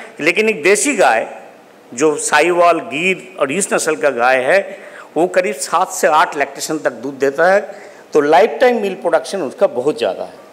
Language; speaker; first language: Hindi; non-native, local second language; Bangla